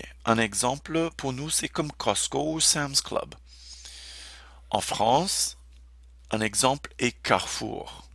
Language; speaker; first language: French; non-native, fluent; English